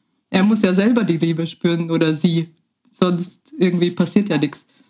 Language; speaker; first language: German; native; German